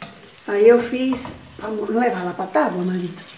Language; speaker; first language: Portuguese; native; Portuguese